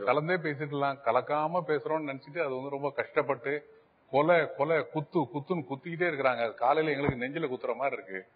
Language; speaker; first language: Tamil; native; Tamil